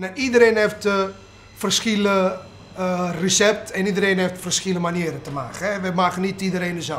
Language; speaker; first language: Dutch; non-native, learner; Italian